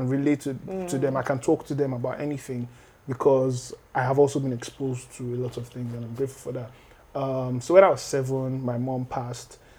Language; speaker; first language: English; non-native, local second language; Yoruba